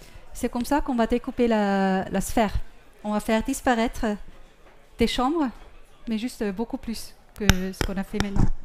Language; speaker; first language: French; non-native, fluent; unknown